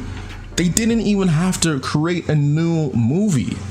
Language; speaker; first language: English; native; English